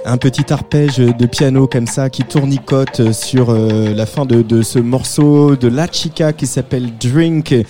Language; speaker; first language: French; native; French